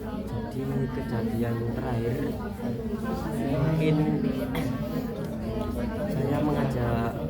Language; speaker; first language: Indonesian; native; Indonesian